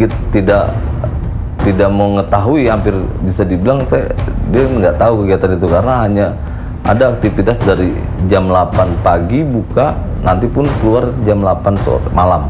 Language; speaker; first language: Indonesian; native; Indonesian